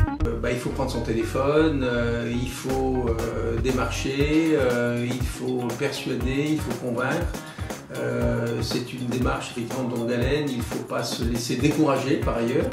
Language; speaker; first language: French; native; French